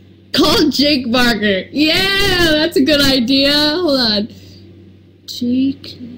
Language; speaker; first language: English; native; English